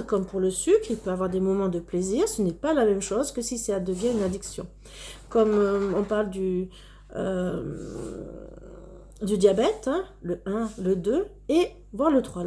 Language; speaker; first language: French; native; French